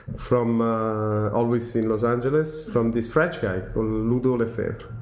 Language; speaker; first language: English; non-native, fluent; Italian